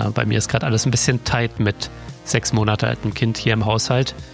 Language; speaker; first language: German; native; German